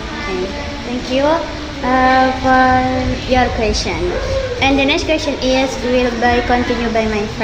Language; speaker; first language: English; non-native, learner; Indonesian